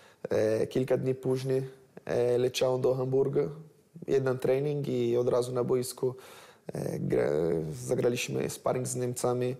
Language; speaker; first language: Polish; non-native, learner; Portuguese